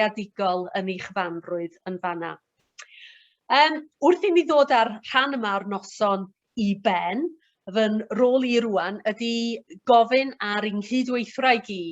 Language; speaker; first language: Welsh; native; Welsh